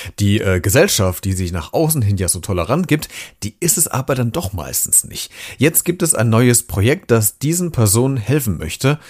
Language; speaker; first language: German; native; German